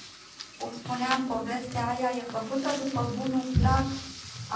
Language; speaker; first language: Romanian; native; Romanian